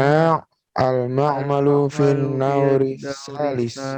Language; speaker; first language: Arabic; non-native, learner; Indonesian